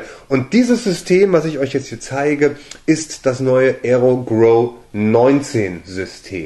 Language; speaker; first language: German; native; German